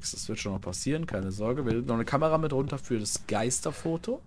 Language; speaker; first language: German; native; German